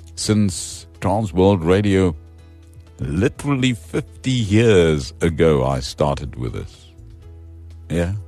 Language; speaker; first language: English; non-native, local second language; Afrikaans